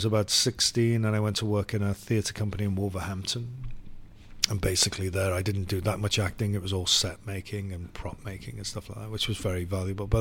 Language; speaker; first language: English; native; English